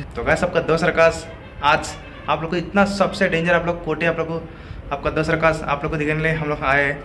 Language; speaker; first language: Hindi; non-native, local second language; Kannada